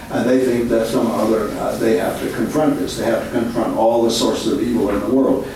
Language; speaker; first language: English; native; English